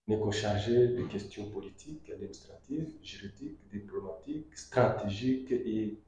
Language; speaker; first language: French; non-native, local second language; Swahili